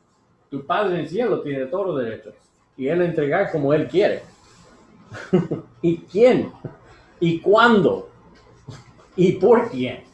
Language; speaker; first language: Spanish; non-native, learner; English